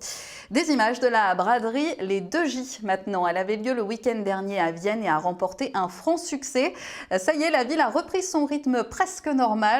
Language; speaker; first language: French; native; French